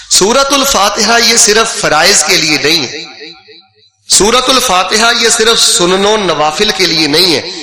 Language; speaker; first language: Urdu; non-native, local second language; Punjabi